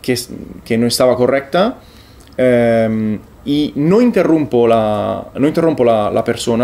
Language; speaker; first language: Spanish; non-native, fluent; Italian